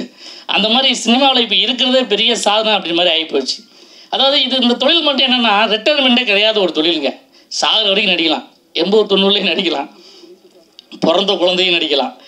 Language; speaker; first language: Tamil; native; Tamil